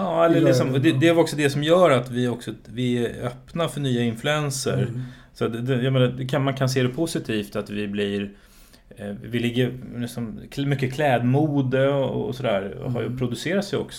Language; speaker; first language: Swedish; native; Swedish